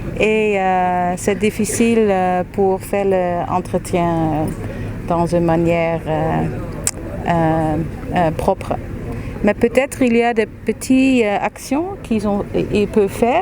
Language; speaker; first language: French; non-native, fluent; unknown